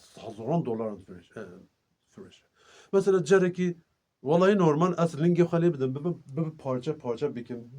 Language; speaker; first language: Kurdish; native; Kurdish